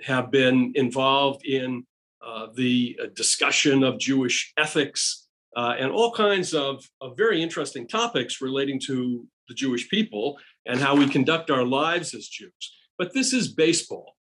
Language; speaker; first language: English; native; English